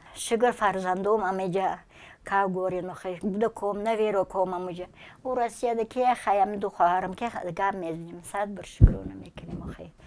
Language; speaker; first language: Tajik; non-native, local second language; Russian